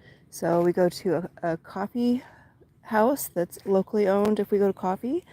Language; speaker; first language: English; native; English